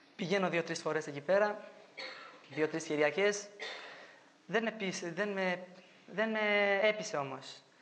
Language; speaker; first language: Greek; non-native, fluent; Albanian